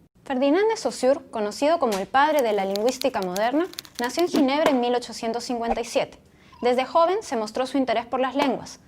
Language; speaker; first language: Spanish; native; Spanish